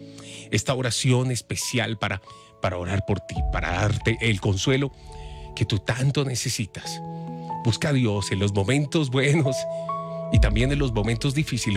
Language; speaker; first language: Spanish; native; Spanish